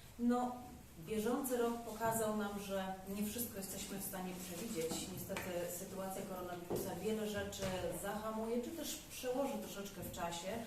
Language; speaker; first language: Polish; native; Polish